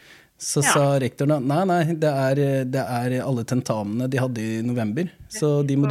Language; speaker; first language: Norwegian; native; Norwegian